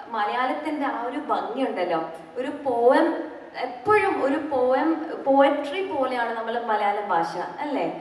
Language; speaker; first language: Malayalam; early bilingual, other home language; English